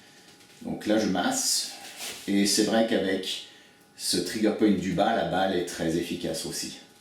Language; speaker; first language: French; native; French